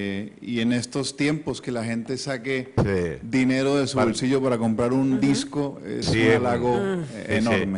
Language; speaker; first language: Spanish; native; Spanish